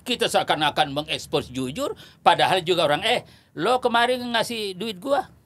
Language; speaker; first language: Indonesian; non-native, local second language; Buginese